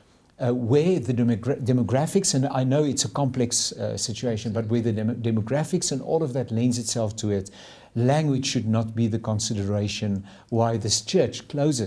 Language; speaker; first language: English; non-native, local second language; Afrikaans